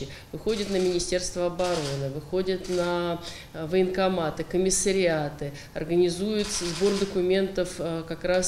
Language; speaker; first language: Russian; native; Russian